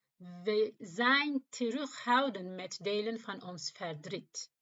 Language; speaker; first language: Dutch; non-native, learner; Turkish